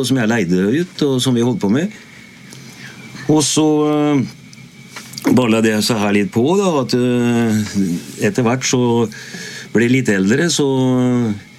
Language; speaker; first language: Norwegian; native; Norwegian